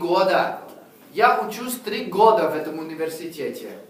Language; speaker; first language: Russian; non-native, fluent; English